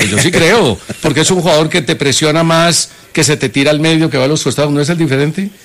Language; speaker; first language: Spanish; native; Spanish